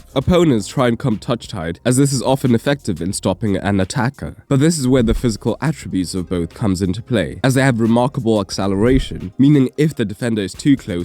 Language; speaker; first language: English; native; English